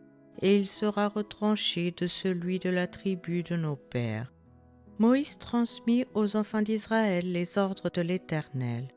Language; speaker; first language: French; native; French